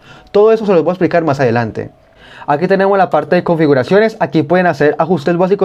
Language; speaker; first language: Spanish; native; Spanish